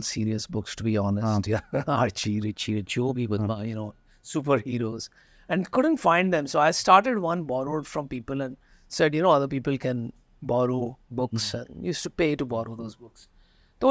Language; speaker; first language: English; non-native, local second language; Hindi